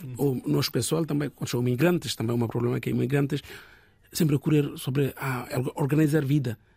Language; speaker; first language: Portuguese; non-native, learner; Bangla